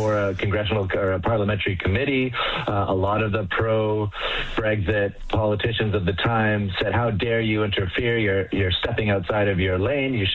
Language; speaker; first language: English; native; English